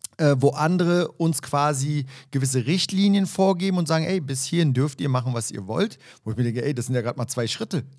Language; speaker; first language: German; native; German